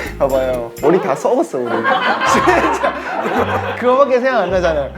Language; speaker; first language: Korean; non-native, fluent; Thai